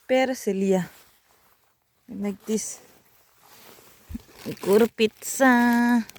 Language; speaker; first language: English; non-native, local second language; Cebuano